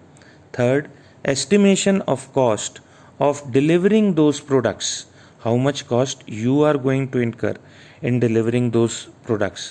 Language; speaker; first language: English; non-native, local second language; Hindi